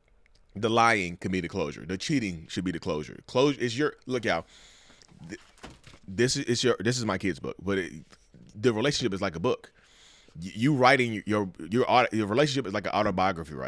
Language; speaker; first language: English; native; English